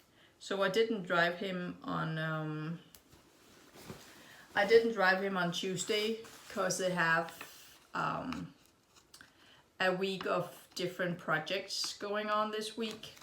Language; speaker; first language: English; non-native, fluent; Danish